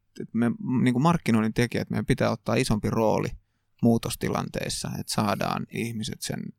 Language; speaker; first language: Finnish; native; Finnish